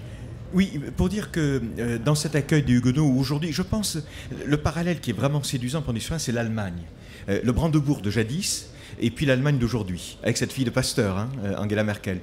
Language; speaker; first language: French; native; French